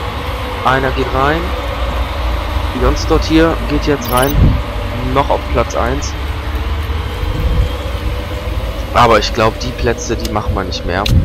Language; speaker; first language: German; native; German